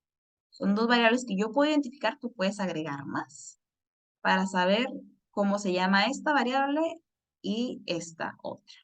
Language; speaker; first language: Spanish; native; Spanish